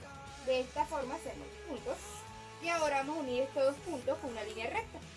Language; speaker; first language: Spanish; native; Spanish